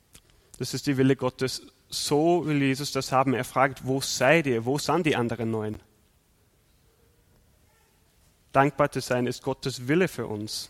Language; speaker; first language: German; non-native, fluent; English